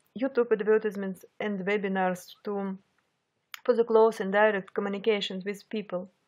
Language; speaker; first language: English; non-native, fluent; Russian